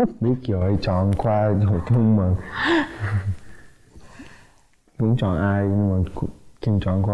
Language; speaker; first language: Vietnamese; early bilingual, heritage; Vietnamese